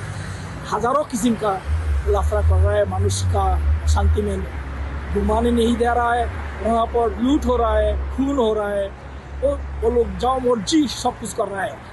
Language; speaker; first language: Hindi; non-native, learner; Bangla